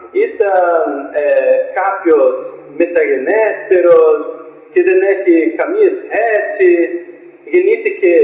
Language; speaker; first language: Greek; non-native, fluent; Portuguese